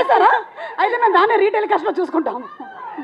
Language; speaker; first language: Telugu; native; Telugu